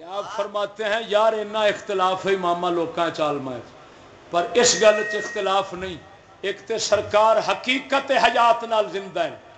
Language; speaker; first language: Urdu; non-native, local second language; Punjabi